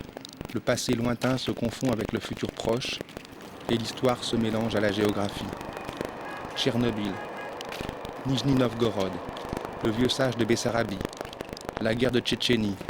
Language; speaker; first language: French; native; French